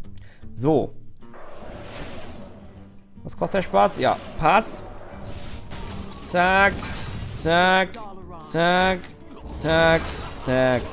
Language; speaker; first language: German; native; German